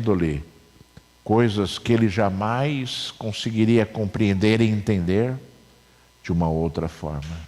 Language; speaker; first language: Portuguese; native; Portuguese